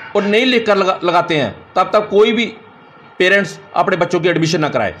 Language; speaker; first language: Hindi; native; Hindi